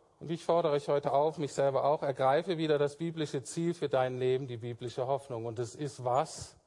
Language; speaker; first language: German; native; German